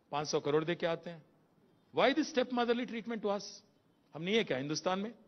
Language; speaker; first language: Hindi; non-native, local second language; Telugu